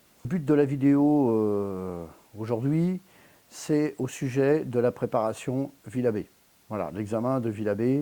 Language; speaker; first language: French; native; French